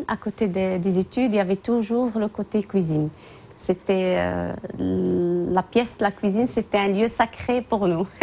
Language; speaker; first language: French; non-native, local second language; Tachelhit